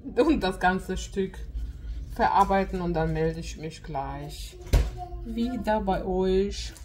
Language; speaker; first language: German; non-native, fluent; Russian